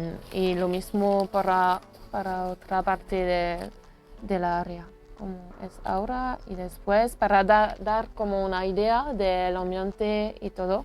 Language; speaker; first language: Spanish; non-native, fluent; French